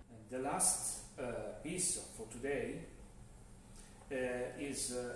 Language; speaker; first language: English; non-native, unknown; Italian